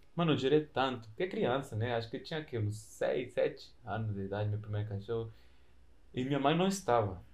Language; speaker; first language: Portuguese; non-native, fluent; Spanish